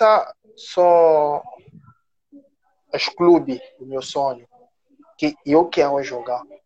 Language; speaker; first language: Portuguese; non-native, learner; French